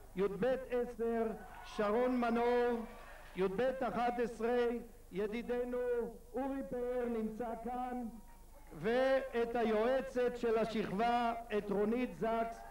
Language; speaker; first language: Hebrew; native; Hebrew